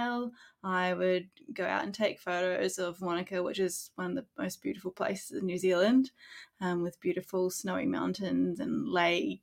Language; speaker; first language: English; native; English